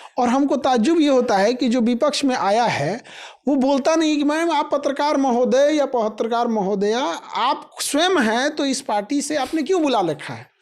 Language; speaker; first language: Hindi; native; Hindi